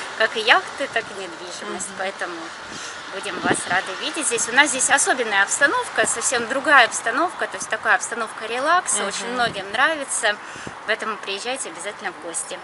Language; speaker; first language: Russian; native; Russian